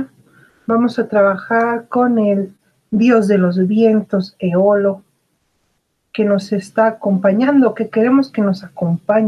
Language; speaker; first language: Spanish; native; Spanish